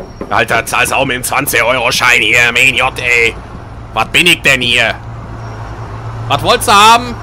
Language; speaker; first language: German; native; German